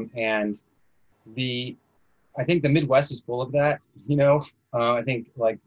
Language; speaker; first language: English; native; English